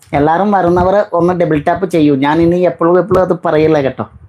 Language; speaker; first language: Malayalam; non-native, learner; Bangla